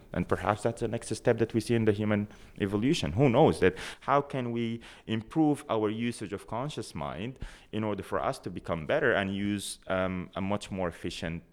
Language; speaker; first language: English; non-native, fluent; Arabic